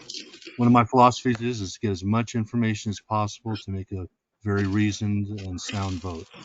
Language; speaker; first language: English; native; English